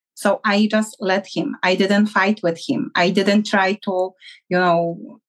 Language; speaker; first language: English; non-native, fluent; Polish